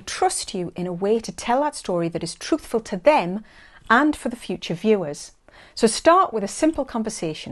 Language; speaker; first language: English; native; English